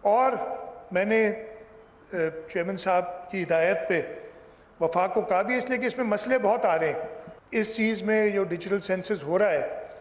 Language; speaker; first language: Urdu; non-native, local second language; Sindhi